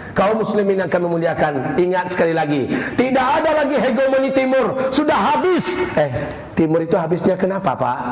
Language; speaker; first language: Indonesian; non-native, local second language; Minangkabau